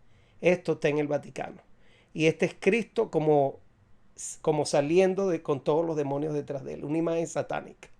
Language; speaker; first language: Spanish; native; Spanish